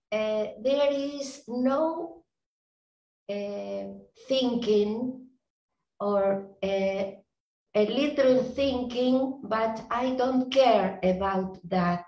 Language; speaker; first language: English; non-native, learner; Spanish